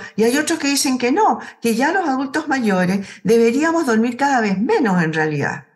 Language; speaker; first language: Spanish; native; Spanish